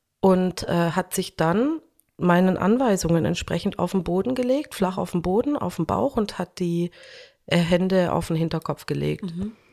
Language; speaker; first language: German; early bilingual, other home language; Hungarian